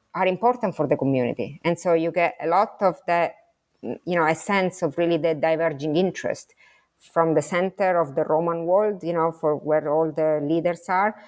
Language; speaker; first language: English; non-native, fluent; Italian